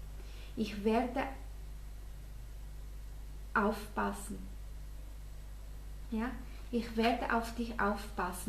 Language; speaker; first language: German; non-native, fluent; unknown